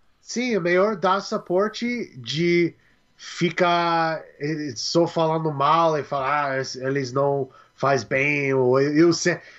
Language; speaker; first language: Portuguese; non-native, learner; English